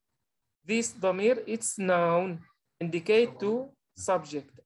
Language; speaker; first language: English; non-native, learner; Arabic